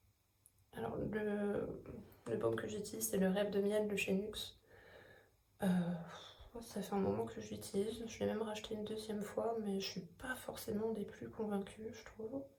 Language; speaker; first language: French; native; French